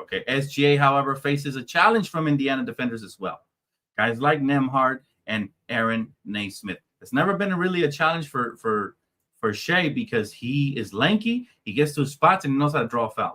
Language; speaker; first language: English; native; English